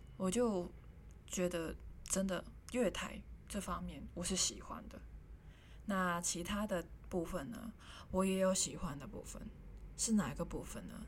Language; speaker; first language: Chinese; non-native, local second language; Cantonese